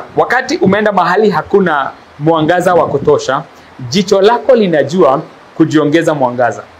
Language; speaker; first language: Swahili; non-native, local second language; Kikuyu